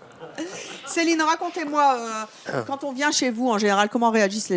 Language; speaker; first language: French; native; French